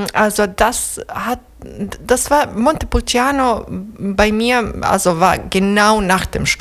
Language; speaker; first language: German; non-native, fluent; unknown